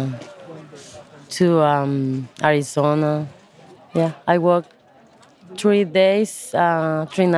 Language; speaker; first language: English; non-native, learner; Spanish